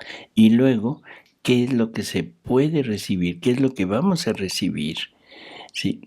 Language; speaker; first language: Spanish; native; Spanish